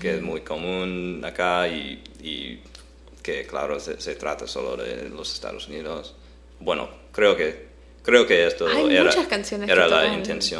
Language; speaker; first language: Spanish; non-native, fluent; English